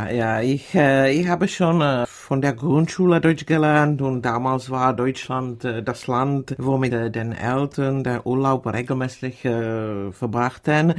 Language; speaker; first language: German; non-native, fluent; Czech